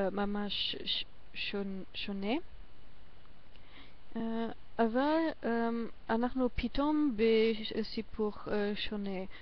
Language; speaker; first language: Hebrew; non-native, learner; German